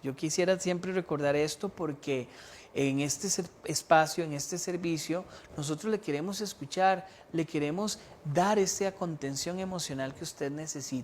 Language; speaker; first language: Spanish; native; Spanish